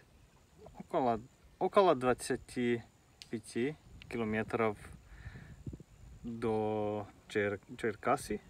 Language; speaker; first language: Russian; non-native, learner; Finnish